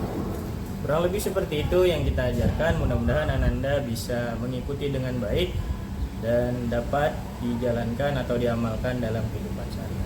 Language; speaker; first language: Indonesian; native; Indonesian